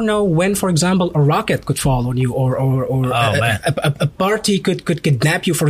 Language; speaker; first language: English; non-native, fluent; Arabic